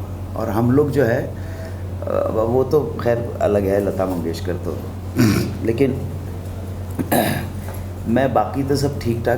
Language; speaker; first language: Hindi; native; Hindi